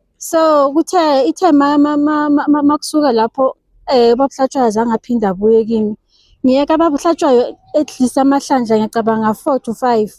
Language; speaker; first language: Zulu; native; Zulu